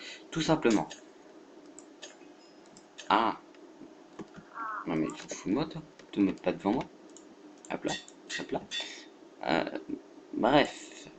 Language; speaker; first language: French; native; French